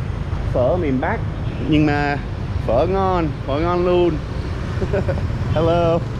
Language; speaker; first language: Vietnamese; non-native, learner; English